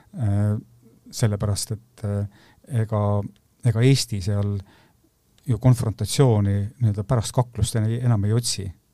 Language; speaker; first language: Estonian; native; Estonian